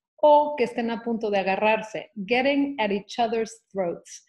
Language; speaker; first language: Spanish; early bilingual, heritage; Spanish